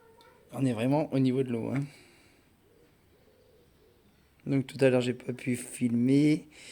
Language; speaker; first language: French; native; French